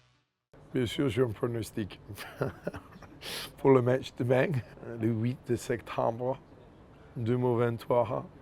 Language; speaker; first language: French; non-native, fluent; English